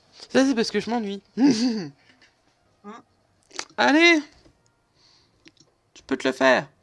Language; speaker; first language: French; native; French